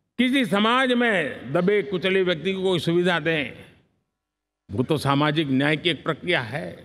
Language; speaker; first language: Hindi; non-native, local second language; Gujarati